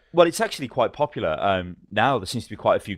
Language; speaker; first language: English; native; English